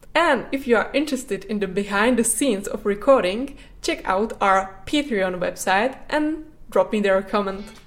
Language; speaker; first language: English; non-native, fluent; Czech